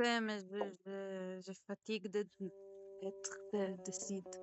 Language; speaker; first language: French; non-native, learner; Hebrew